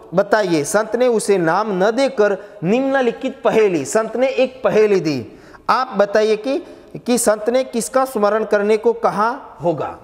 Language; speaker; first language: Hindi; non-native, local second language; Gujarati